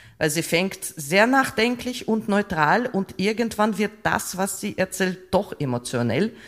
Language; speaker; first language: German; non-native, fluent; Russian